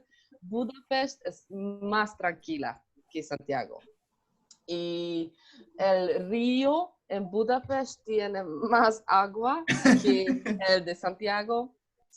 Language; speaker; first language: Spanish; non-native, learner; Hungarian